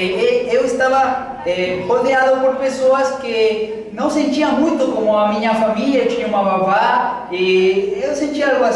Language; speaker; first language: Portuguese; non-native, fluent; Spanish